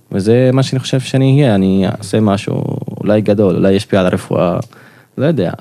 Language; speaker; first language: Hebrew; non-native, local second language; Arabic